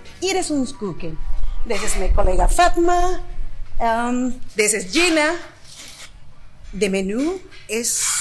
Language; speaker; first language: Dutch; non-native, learner; Spanish